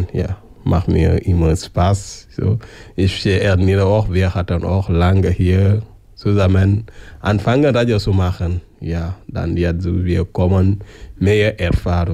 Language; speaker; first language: German; non-native, learner; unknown